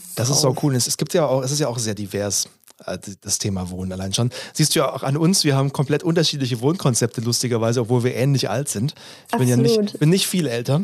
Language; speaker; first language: German; native; German